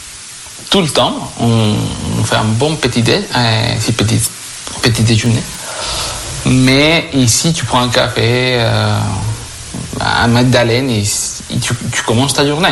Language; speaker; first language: French; non-native, fluent; Spanish